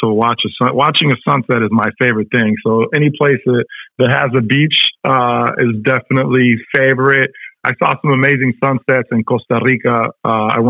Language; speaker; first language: English; early bilingual, other home language; Spanish